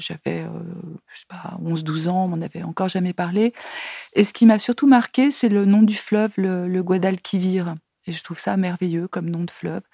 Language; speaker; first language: French; native; French